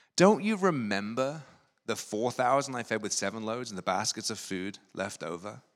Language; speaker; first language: English; native; English